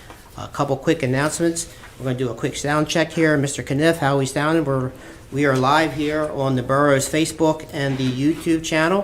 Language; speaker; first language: English; native; English